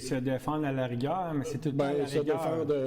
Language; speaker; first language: French; native; French